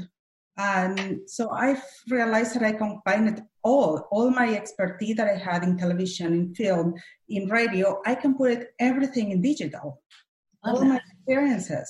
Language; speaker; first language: English; non-native, fluent; Spanish